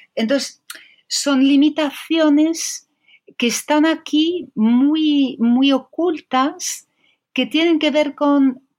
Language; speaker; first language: Spanish; non-native, fluent; French